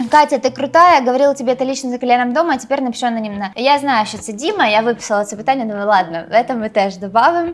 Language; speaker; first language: Ukrainian; non-native, local second language; Russian